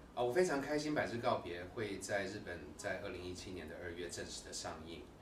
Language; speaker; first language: Chinese; native; Chinese